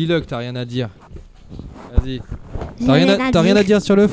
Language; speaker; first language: French; native; French